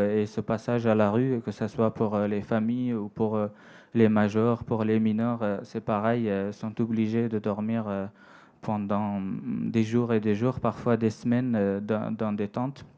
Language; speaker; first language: French; non-native, fluent; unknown